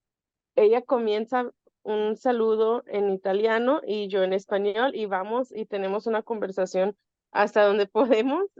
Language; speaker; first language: Spanish; early bilingual, heritage; Spanish